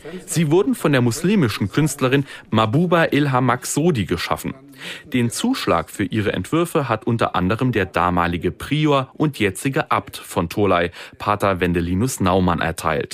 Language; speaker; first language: German; native; German